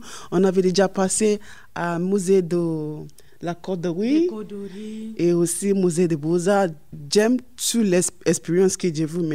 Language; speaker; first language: French; non-native, learner; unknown